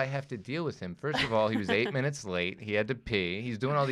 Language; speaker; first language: English; native; English